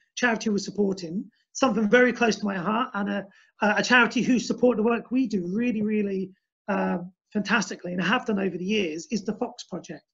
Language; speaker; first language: English; native; English